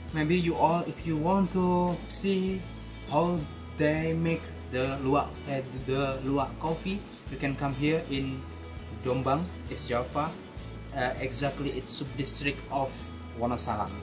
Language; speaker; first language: English; non-native, learner; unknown